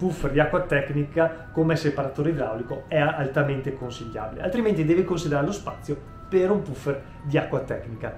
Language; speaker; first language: Italian; native; Italian